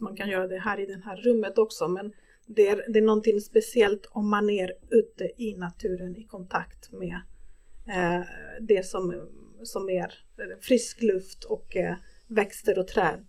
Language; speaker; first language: Swedish; non-native, fluent; Spanish